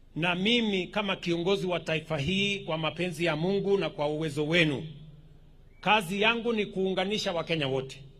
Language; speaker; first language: Swahili; non-native, local second language; Kalenjin